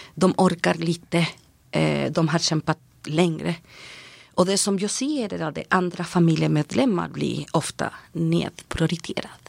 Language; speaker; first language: Swedish; non-native, fluent; Spanish